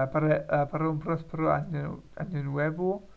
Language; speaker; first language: Spanish; non-native, learner; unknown